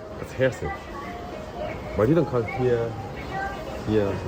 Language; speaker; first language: English; non-native, learner; Japanese